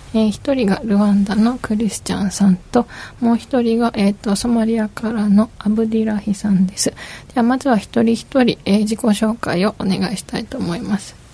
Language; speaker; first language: Japanese; native; Japanese